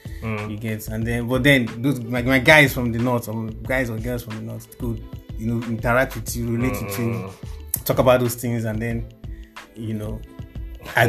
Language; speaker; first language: English; non-native, local second language; Igbo